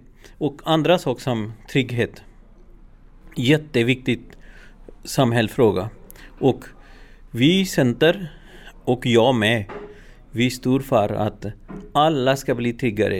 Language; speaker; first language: Swedish; non-native, learner; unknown